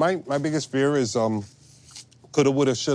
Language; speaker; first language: English; native; English